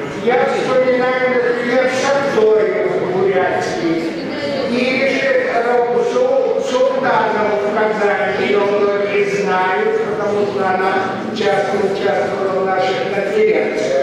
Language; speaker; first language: Russian; native; Russian